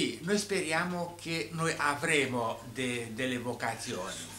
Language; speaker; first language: Italian; non-native, fluent; Romanian